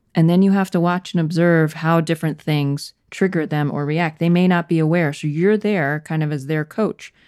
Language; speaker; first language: English; native; English